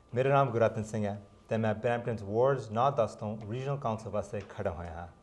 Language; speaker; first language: Punjabi; early bilingual, heritage; Punjabi